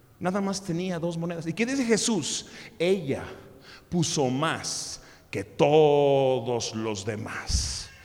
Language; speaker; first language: Spanish; early bilingual, other home language; English